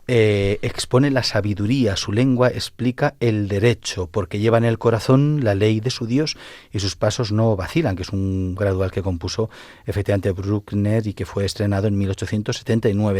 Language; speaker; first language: Spanish; native; Spanish